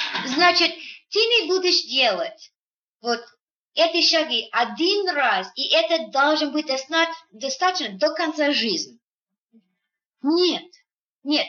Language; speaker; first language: Russian; non-native, fluent; English